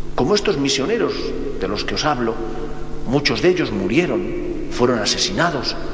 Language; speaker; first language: Spanish; native; Spanish